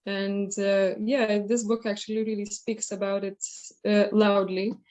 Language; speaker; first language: English; non-native, fluent; Lithuanian